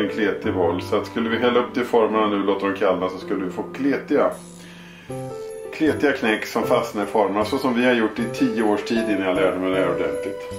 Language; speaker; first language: Swedish; native; Swedish